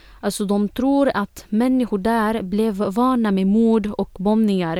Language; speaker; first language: Swedish; non-native, fluent; Arabic